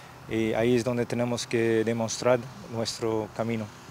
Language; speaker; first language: Spanish; non-native, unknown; English